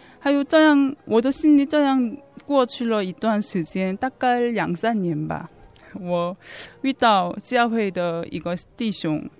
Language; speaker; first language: Chinese; non-native, fluent; Korean